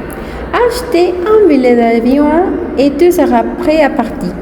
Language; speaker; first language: French; non-native, learner; Spanish